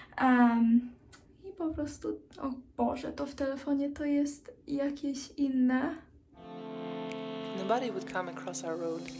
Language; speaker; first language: Polish; early bilingual, heritage; Polish